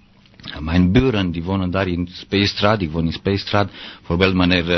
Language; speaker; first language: Dutch; non-native, learner; Romanian